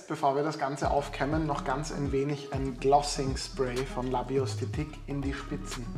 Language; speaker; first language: German; native; German